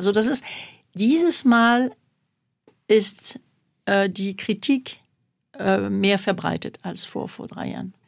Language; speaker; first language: German; non-native, fluent; French